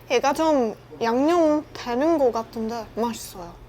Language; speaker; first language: Korean; non-native, learner; Czech